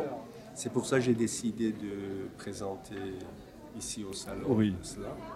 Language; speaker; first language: French; non-native, fluent; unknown